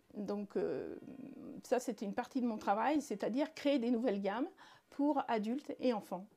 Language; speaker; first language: French; native; French